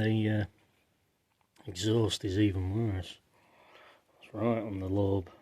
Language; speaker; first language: English; native; English